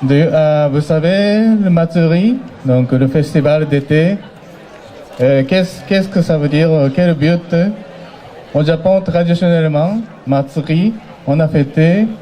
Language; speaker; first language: French; non-native, fluent; Japanese